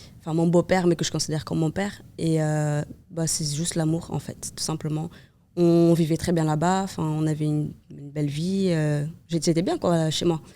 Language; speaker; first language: French; non-native, fluent; Kabuverdianu